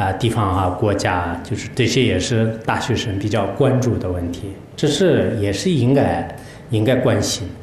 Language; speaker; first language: Chinese; non-native, local second language; Tibetan